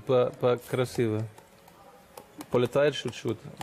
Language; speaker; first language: Russian; non-native, learner; German